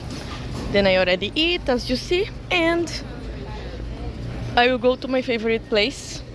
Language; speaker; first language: English; non-native, learner; Portuguese